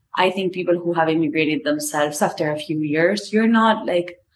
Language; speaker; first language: English; non-native, fluent; Spanish